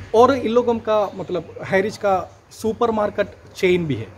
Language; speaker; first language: Hindi; non-native, local second language; Malayalam